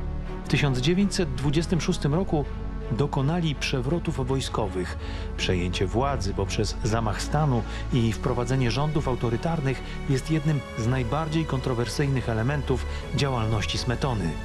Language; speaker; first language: Polish; native; Polish